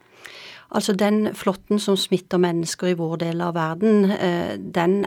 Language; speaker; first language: Norwegian; native; Norwegian